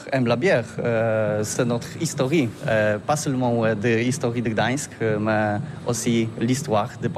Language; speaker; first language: French; non-native, learner; Polish